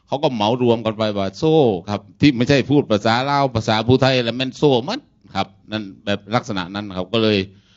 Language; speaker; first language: Thai; non-native, local second language; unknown